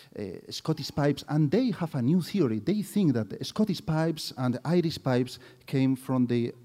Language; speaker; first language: English; non-native, fluent; Spanish